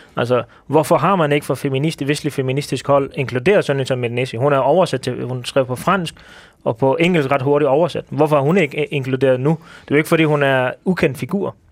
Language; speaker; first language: Danish; early bilingual, other home language; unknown